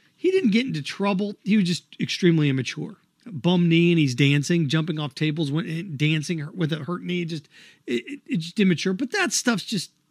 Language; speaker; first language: English; native; English